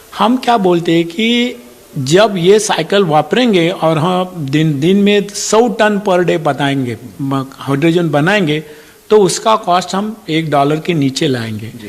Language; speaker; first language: Hindi; non-native, local second language; Marathi